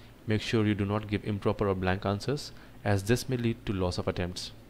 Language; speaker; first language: English; non-native, local second language; Hindi